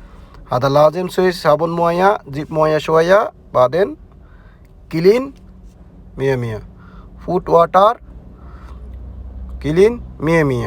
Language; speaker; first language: Arabic; non-native, learner; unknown